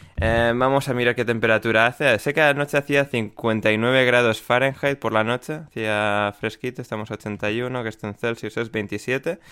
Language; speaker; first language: Spanish; native; Spanish